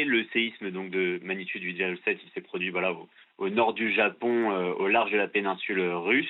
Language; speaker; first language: French; native; French